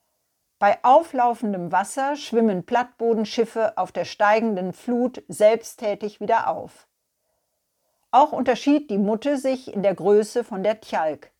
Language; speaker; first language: German; native; German